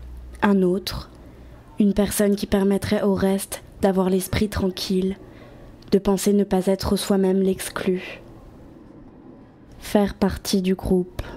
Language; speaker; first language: French; native; French